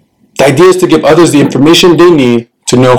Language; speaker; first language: English; early bilingual, other home language; Spanish